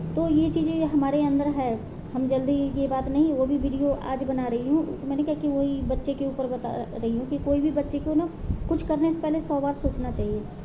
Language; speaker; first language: Hindi; native; Hindi